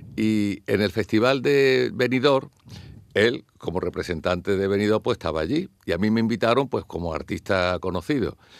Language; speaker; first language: Spanish; native; Spanish